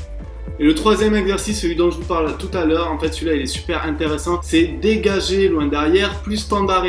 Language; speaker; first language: French; native; French